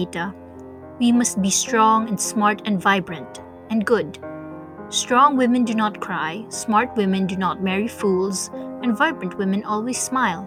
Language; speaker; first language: English; non-native, local second language; Filipino